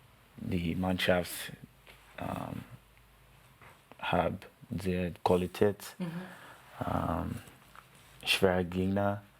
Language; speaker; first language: German; non-native, learner; English